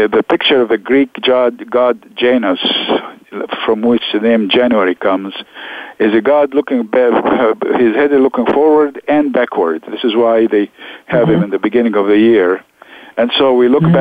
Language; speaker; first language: English; non-native, fluent; Arabic